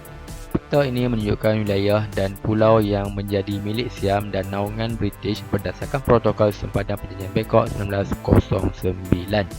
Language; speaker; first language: Malay; native; Malay